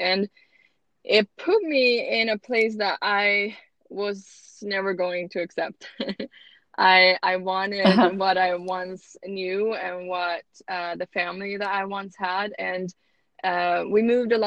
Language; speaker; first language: English; non-native, fluent; Swedish